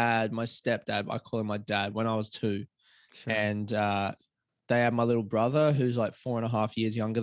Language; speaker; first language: English; native; English